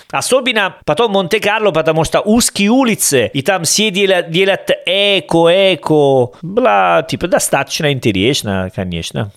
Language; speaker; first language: Russian; non-native, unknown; Italian